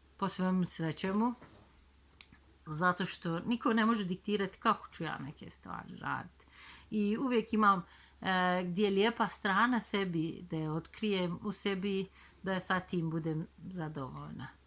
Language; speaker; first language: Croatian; non-native, fluent; Turkish